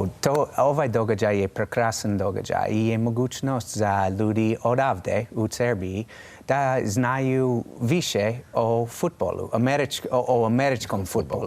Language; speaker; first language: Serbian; non-native, learner; English